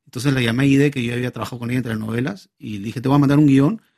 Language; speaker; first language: Spanish; native; Spanish